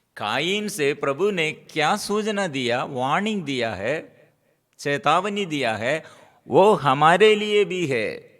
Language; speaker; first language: Hindi; non-native, local second language; Malayalam